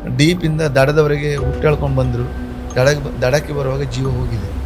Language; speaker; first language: Kannada; native; Kannada